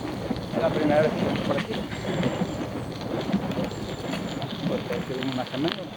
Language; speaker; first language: Spanish; non-native, local second language; Galician